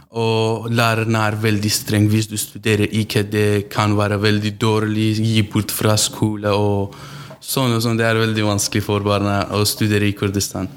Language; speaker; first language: Norwegian; non-native, learner; Central Kurdish